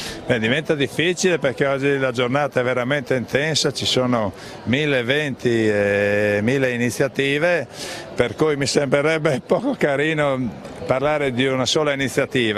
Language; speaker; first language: Italian; native; Italian